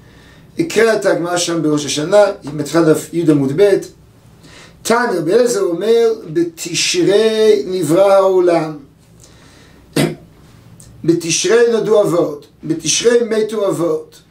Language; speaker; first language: Hebrew; native; Hebrew